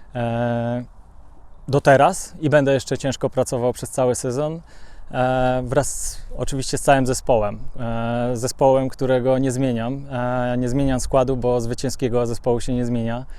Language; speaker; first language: Polish; native; Polish